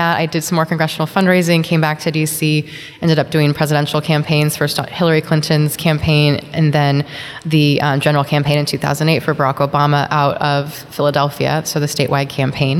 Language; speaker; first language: English; native; English